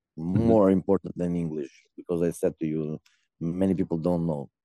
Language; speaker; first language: English; non-native, learner; Macedonian